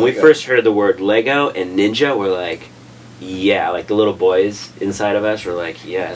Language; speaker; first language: English; native; English